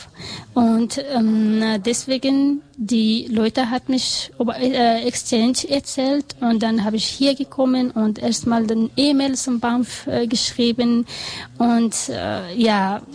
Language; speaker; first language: German; non-native, learner; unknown